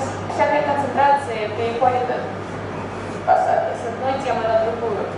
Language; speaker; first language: Russian; native; Russian